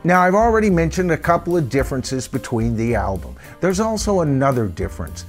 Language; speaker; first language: English; native; English